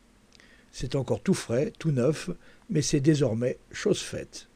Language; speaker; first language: French; native; French